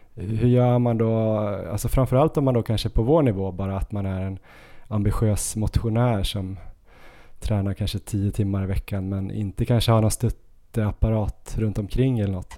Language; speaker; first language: Swedish; native; Swedish